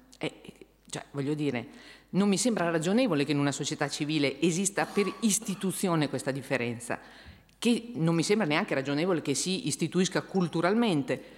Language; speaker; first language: Italian; native; Italian